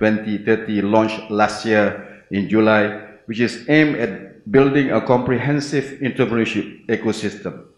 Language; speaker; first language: English; non-native, local second language; Malay